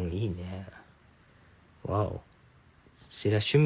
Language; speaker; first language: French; non-native, fluent; Japanese